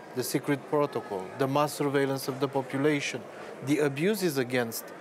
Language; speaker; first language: English; non-native, fluent; Romanian